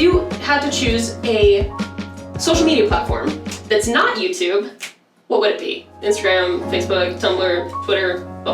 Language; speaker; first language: English; native; English